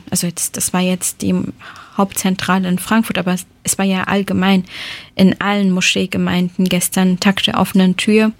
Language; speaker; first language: German; early bilingual, other home language; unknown